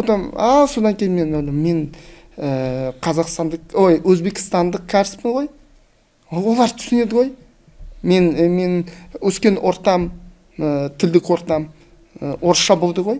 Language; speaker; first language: Kazakh; non-native, local second language; Russian